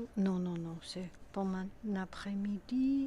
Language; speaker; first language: French; non-native, fluent; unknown